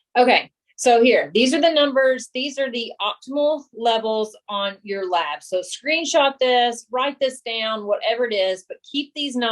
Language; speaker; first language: English; native; English